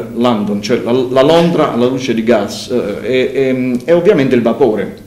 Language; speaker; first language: Italian; native; Italian